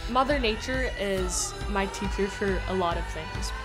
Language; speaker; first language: English; native; English